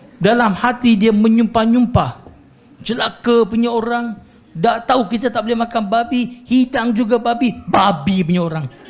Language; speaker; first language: Malay; non-native, local second language; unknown